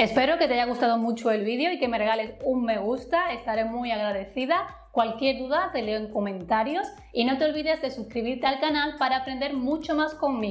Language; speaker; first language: Spanish; native; Spanish